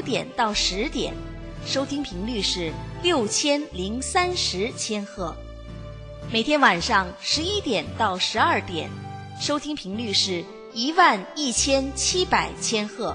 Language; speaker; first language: Chinese; native; Chinese